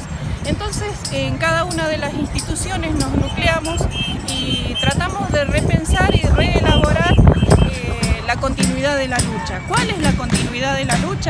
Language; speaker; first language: Spanish; native; Spanish